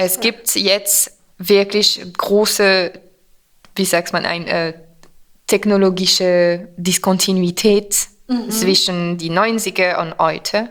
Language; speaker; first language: German; non-native, fluent; French